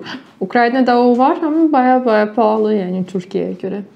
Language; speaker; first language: Turkish; non-native, fluent; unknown